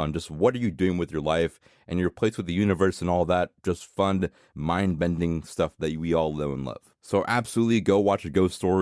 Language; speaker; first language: English; native; English